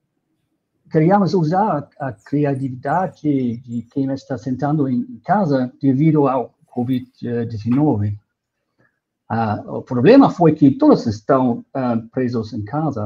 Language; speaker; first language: Portuguese; non-native, fluent; German